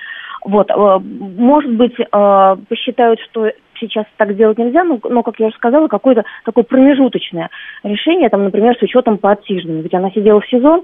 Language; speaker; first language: Russian; native; Russian